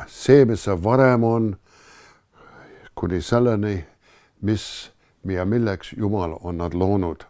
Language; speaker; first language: Estonian; non-native, fluent; English